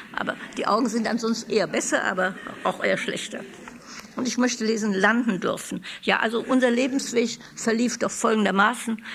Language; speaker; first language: German; native; German